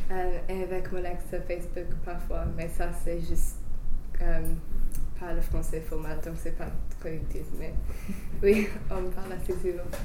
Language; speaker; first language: French; non-native, fluent; English